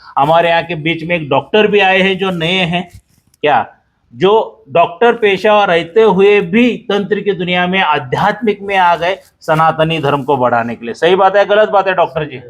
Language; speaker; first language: Hindi; non-native, local second language; Marathi